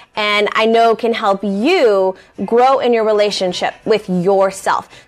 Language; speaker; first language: English; native; English